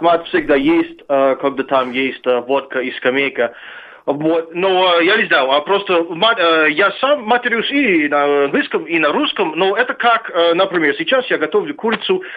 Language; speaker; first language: Russian; non-native, fluent; English